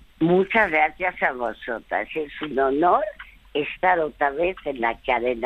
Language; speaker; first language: Spanish; early bilingual, other home language; French